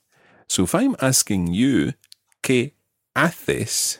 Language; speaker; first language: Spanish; non-native, fluent; English